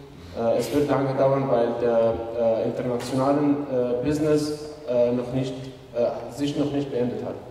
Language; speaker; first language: German; non-native, fluent; Arabic